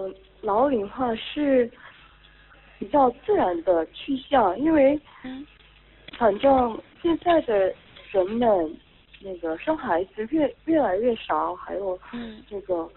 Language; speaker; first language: Chinese; non-native, fluent; Korean